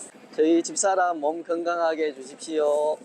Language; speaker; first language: Korean; native; Korean